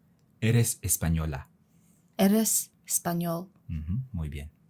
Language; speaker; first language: Spanish; non-native, fluent; Mongolian